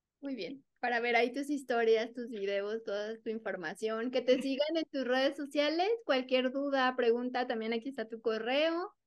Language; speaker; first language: Spanish; native; Spanish